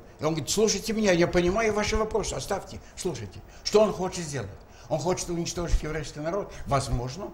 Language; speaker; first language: Russian; native; Russian